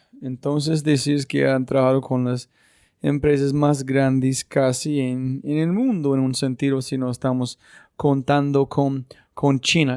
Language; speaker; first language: Spanish; non-native, fluent; English